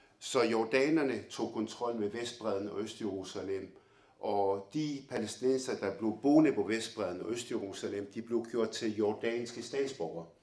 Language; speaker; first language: Danish; early bilingual, other home language; Arabic